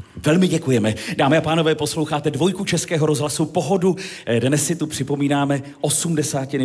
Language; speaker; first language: Czech; native; Czech